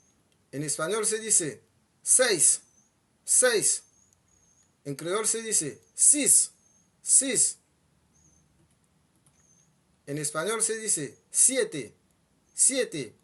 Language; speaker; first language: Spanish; non-native, fluent; Haitian Creole